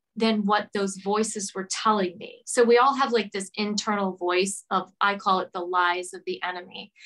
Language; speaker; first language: English; native; English